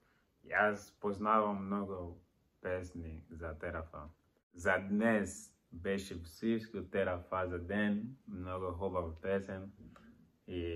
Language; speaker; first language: Bulgarian; non-native, learner; Portuguese